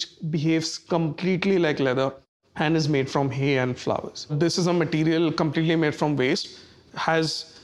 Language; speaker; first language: English; non-native, local second language; Hindi